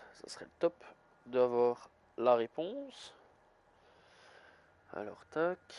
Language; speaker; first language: French; native; French